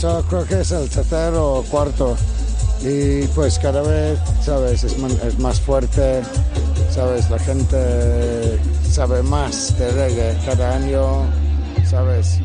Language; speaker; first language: Spanish; non-native, fluent; English